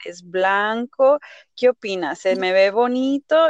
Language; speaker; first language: Spanish; early bilingual, heritage; Spanish